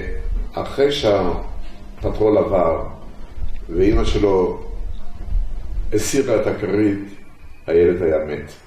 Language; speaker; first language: Hebrew; early bilingual, other home language; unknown